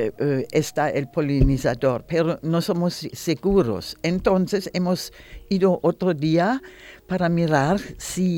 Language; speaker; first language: Spanish; non-native, learner; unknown